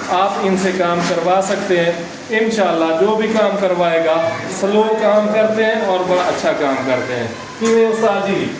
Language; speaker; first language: Urdu; non-native, local second language; Saraiki